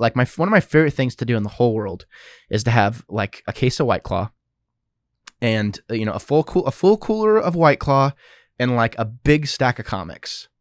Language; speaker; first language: English; native; English